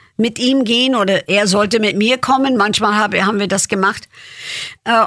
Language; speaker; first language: German; non-native, fluent; English